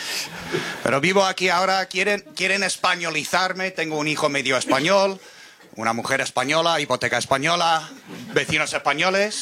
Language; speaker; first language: Spanish; non-native, fluent; English